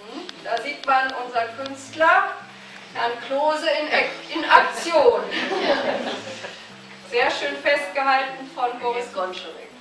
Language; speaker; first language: German; native; German